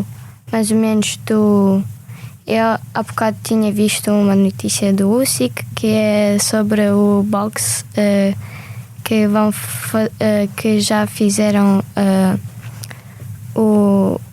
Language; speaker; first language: Portuguese; early bilingual, other home language; Ukrainian